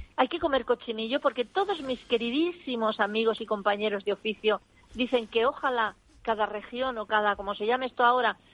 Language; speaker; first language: Spanish; native; Spanish